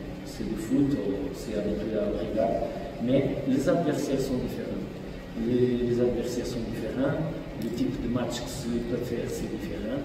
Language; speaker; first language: French; non-native, fluent; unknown